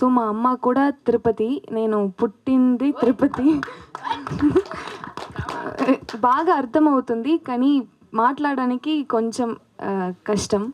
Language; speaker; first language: Telugu; non-native, learner; Tamil